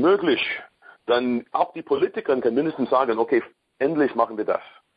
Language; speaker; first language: German; non-native, learner; English